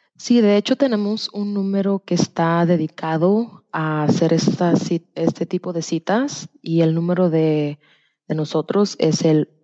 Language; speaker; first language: Spanish; early bilingual, heritage; Spanish